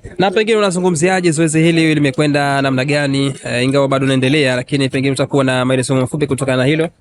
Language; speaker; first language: Swahili; native; Swahili